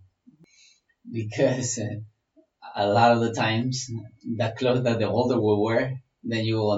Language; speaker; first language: English; non-native, fluent; Spanish